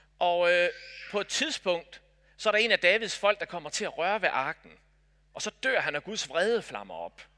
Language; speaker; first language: Danish; native; Danish